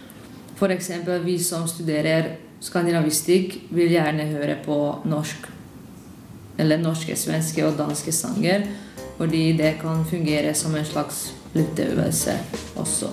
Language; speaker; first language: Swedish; non-native, learner; Hungarian